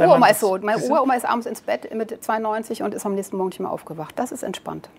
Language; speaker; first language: German; native; German